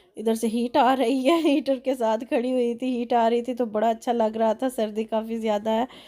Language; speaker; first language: Urdu; non-native, local second language; Punjabi